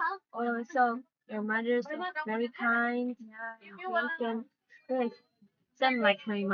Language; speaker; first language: English; non-native, learner; Indonesian